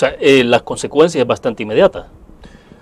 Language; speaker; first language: Spanish; native; Spanish